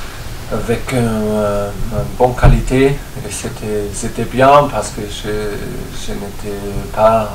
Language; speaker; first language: French; non-native, fluent; German